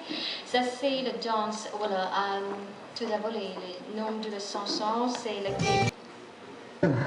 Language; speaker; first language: French; non-native, fluent; Nepali